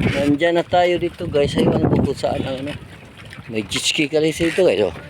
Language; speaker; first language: Filipino; non-native, local second language; Cebuano